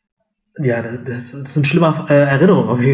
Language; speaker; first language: German; native; German